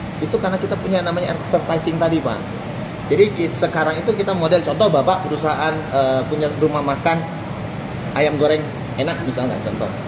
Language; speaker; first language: Indonesian; native; Indonesian